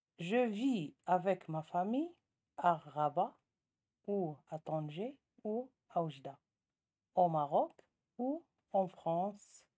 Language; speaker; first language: French; non-native, local second language; Arabic